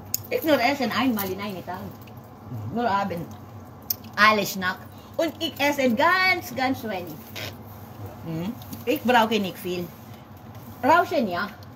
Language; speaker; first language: German; non-native, learner; Filipino